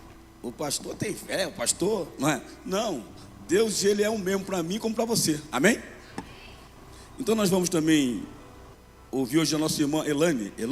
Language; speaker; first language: Portuguese; native; Portuguese